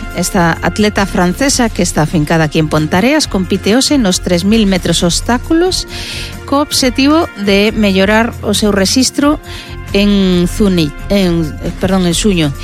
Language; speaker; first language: Galician; non-native, local second language; Spanish